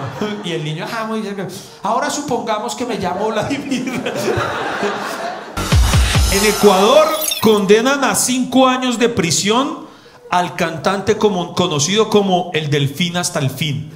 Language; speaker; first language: Spanish; native; Spanish